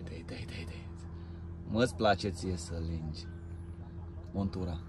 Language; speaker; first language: Romanian; native; Romanian